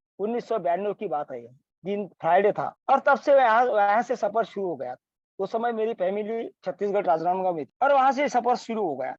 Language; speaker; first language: Hindi; non-native, local second language; Marathi